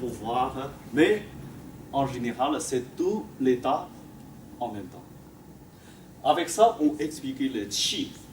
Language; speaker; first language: French; non-native, fluent; Chinese